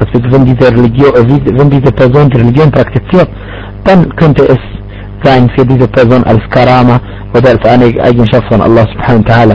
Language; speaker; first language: German; non-native, fluent; Arabic